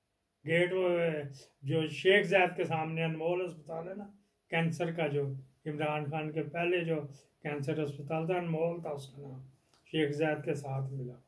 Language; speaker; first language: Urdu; non-native, local second language; Punjabi